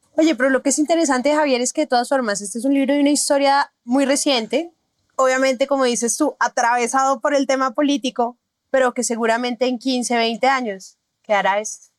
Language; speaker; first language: Spanish; native; Spanish